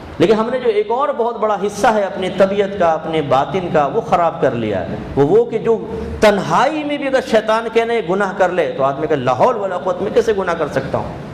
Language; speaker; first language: Urdu; native; Urdu